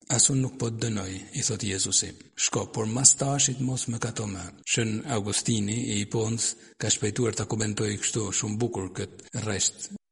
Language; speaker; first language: Albanian; native; Albanian